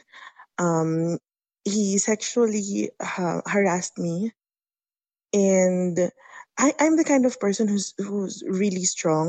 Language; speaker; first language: English; non-native, local second language; Filipino